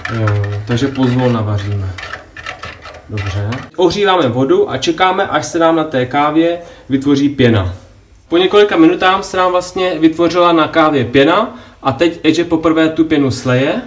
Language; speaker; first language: Czech; native; Czech